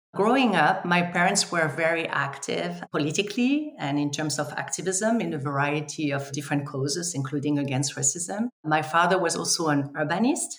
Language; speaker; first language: English; non-native, fluent; French